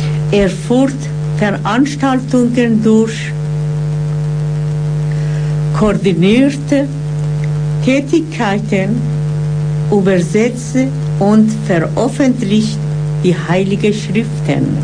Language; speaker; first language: German; non-native, fluent; Persian